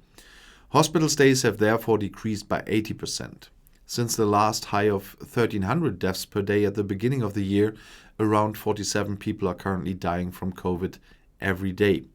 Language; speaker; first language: English; non-native, fluent; German